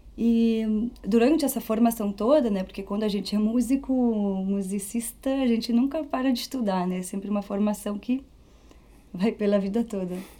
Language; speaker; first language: Portuguese; early bilingual, heritage; Portuguese